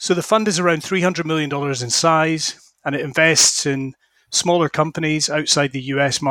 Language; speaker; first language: English; native; English